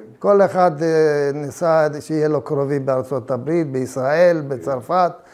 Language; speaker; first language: Hebrew; early bilingual, other home language; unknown